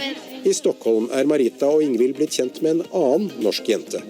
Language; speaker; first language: Norwegian; native; Norwegian